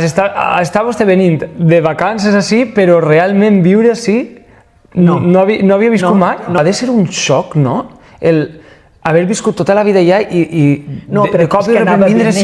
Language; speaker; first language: Catalan; native; Catalan